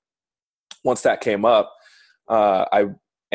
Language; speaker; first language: English; native; English